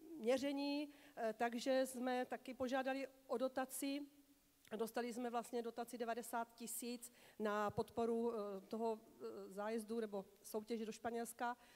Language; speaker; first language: Czech; native; Czech